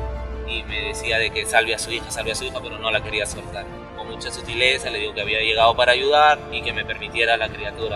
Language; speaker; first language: Spanish; native; Spanish